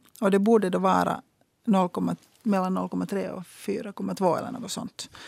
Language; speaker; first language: Swedish; native; Swedish